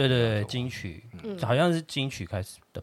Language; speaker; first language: Chinese; native; Chinese